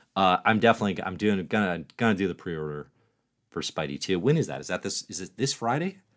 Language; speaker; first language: English; native; English